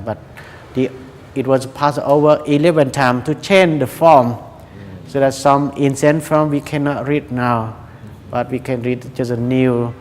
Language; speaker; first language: English; non-native, learner; Khmer